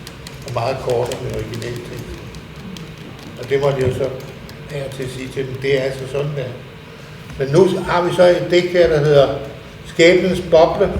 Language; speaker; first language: Danish; native; Danish